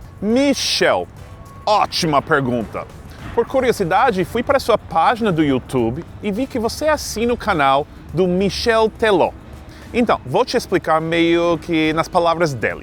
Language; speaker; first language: Portuguese; non-native, fluent; English